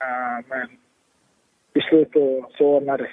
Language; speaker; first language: Swedish; early bilingual, other home language; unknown